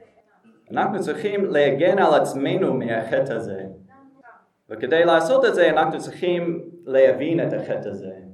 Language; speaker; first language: Hebrew; non-native, fluent; English